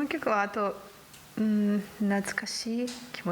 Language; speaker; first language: Japanese; non-native, learner; Italian